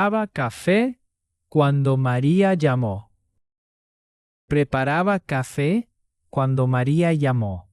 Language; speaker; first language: Spanish; non-native, fluent; English